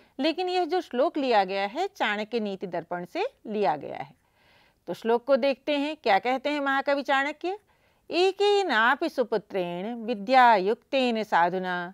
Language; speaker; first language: Hindi; native; Hindi